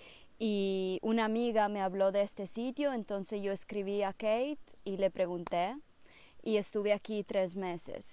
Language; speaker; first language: Spanish; non-native, fluent; Italian